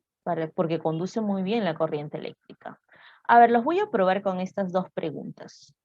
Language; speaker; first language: Spanish; native; Spanish